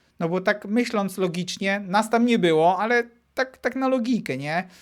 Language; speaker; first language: Polish; native; Polish